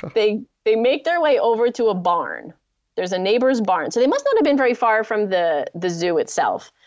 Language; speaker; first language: English; native; English